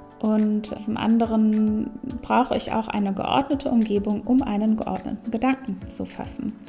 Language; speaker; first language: German; native; German